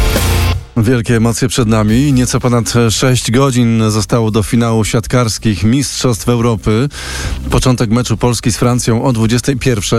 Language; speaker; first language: Polish; native; Polish